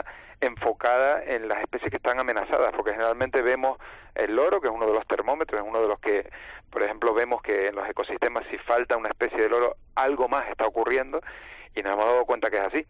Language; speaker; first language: Spanish; native; Spanish